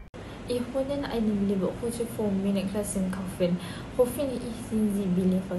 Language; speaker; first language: German; non-native, learner; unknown